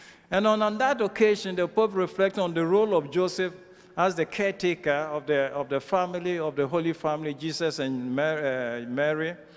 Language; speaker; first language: English; non-native, local second language; Akan